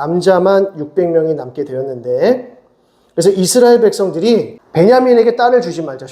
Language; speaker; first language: Korean; native; Korean